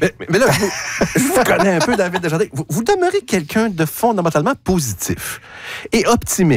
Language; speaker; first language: French; native; French